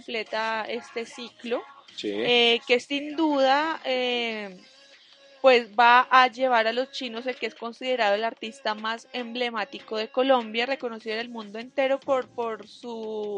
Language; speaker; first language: Spanish; native; Spanish